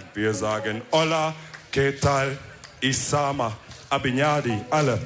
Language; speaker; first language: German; early bilingual, other home language; Wolof